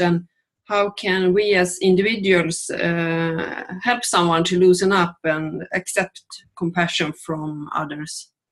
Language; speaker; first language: English; non-native, fluent; Swedish